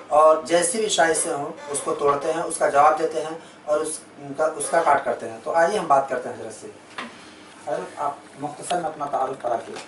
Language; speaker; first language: Urdu; native; Urdu